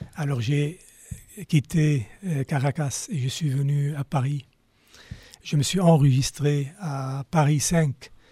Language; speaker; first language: French; non-native, local second language; Arabic